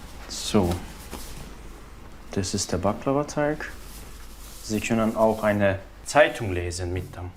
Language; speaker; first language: German; non-native, learner; Turkish